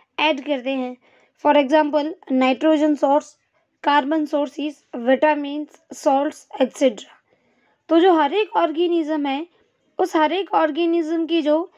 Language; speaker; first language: Hindi; non-native, local second language; Gujarati